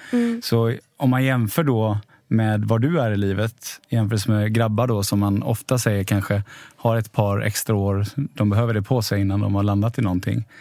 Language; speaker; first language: Swedish; native; Swedish